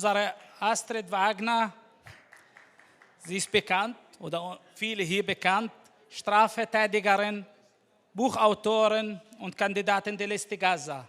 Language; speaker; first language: German; non-native, learner; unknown